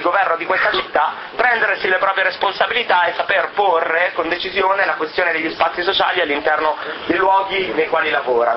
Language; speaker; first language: Italian; native; Italian